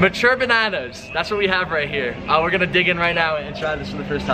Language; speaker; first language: English; native; English